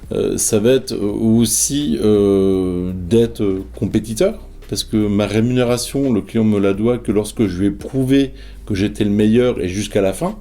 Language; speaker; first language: French; native; French